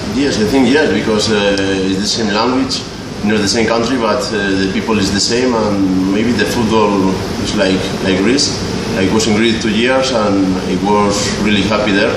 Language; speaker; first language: English; non-native, learner; Spanish